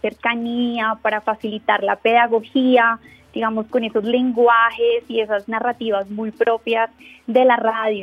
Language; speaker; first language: Spanish; native; Spanish